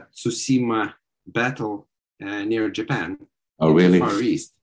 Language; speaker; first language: English; non-native, fluent; Lithuanian